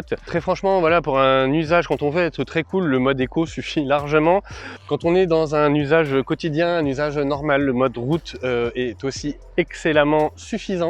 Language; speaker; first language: French; native; French